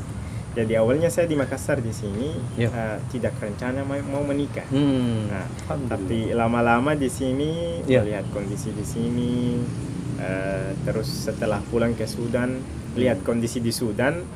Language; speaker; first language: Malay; non-native, fluent; Arabic